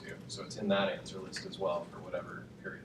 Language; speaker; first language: English; native; English